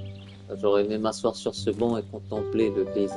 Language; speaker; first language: French; native; French